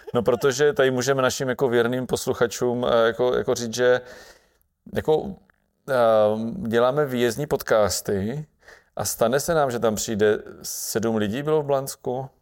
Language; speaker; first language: Czech; native; Czech